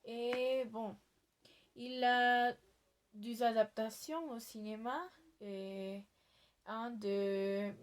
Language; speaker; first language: French; non-native, learner; Spanish